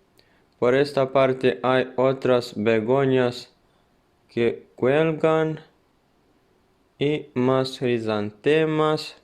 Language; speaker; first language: Spanish; non-native, fluent; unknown